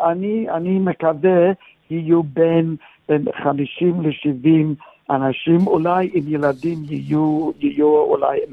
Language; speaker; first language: Hebrew; non-native, fluent; English